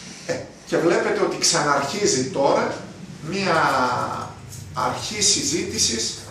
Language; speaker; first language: Greek; native; Greek